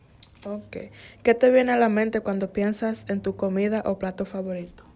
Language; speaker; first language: Spanish; early bilingual, heritage; Spanish